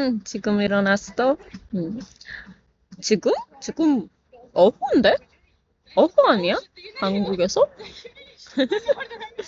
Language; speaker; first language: Korean; non-native, learner; Persian